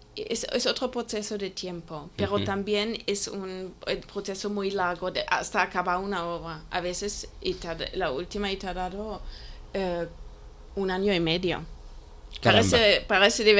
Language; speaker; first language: Spanish; non-native, fluent; German